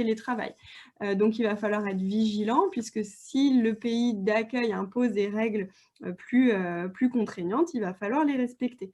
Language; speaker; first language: French; native; French